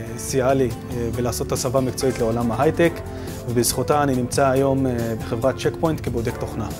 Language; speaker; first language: Hebrew; non-native, local second language; Arabic